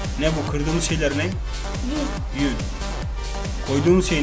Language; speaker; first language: Turkish; native; Turkish